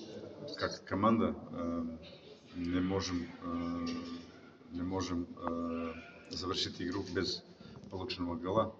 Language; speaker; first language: Russian; non-native, fluent; Bosnian